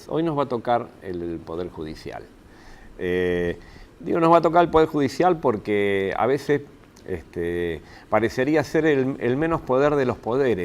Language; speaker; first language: Spanish; native; Spanish